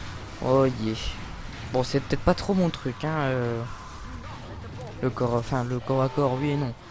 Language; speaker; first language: French; native; French